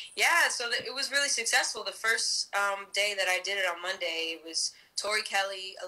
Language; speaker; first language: English; native; English